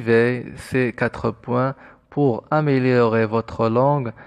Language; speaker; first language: French; non-native, fluent; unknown